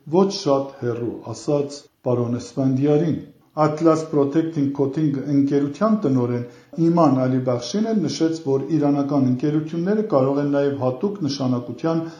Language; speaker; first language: Armenian; native; Armenian